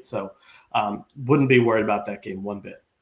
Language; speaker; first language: English; native; English